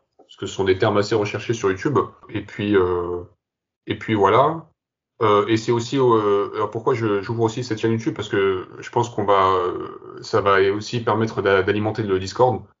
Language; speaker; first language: French; early bilingual, other home language; Kabyle